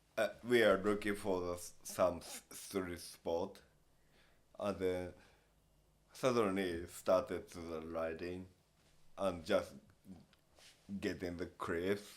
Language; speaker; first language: English; non-native, learner; Japanese